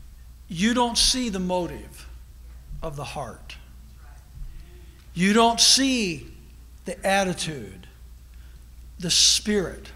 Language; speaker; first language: English; native; English